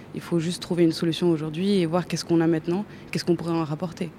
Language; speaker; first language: French; non-native, fluent; Spanish